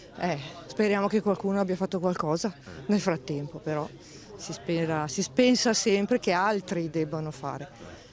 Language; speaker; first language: Italian; native; Italian